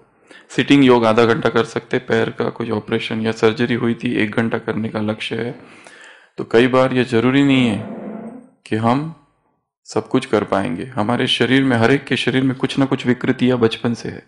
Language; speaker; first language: Hindi; native; Hindi